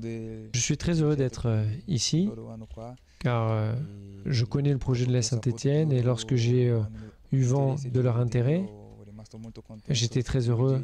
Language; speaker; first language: French; non-native, fluent; Portuguese